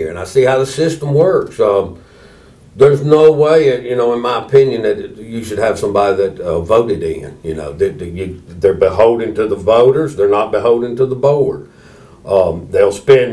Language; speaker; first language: English; native; English